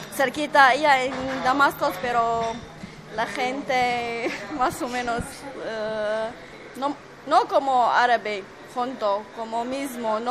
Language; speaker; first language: Spanish; non-native, learner; Arabic